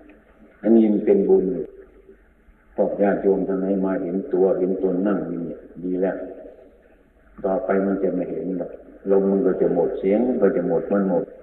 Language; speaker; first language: Thai; native; Thai